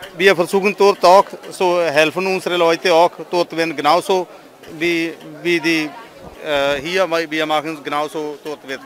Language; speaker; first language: German; non-native, learner; Punjabi